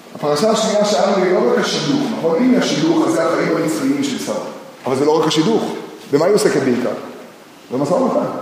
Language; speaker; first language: Hebrew; native; Hebrew